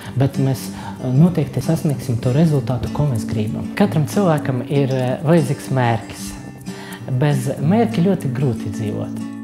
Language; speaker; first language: Latvian; non-native, local second language; Russian